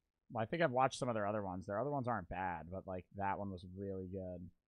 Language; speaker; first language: English; native; English